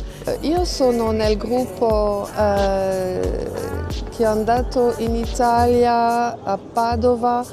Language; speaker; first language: Italian; non-native, fluent; French